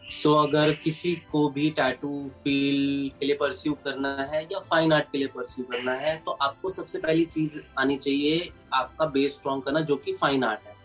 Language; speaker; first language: Hindi; native; Hindi